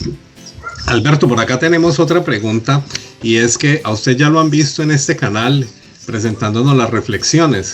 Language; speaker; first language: Spanish; native; Spanish